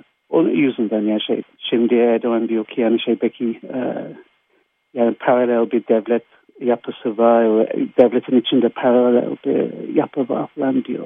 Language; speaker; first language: Turkish; non-native, fluent; English